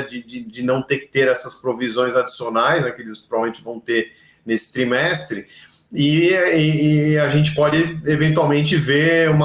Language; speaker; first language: Portuguese; native; Portuguese